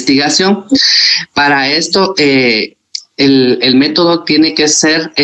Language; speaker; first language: Spanish; native; Spanish